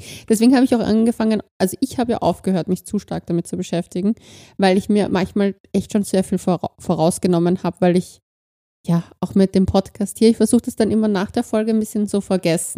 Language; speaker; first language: German; native; German